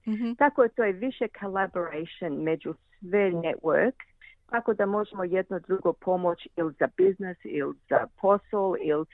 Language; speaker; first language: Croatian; early bilingual, heritage; Croatian